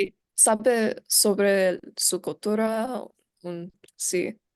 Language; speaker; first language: Spanish; non-native, learner; English